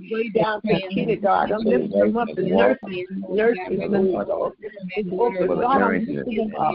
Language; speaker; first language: English; native; English